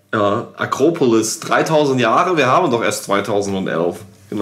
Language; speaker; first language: German; native; German